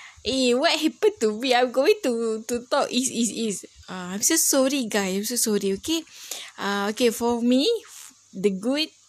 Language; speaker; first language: English; non-native, learner; Malay